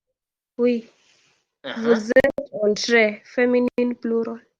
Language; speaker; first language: French; non-native, learner; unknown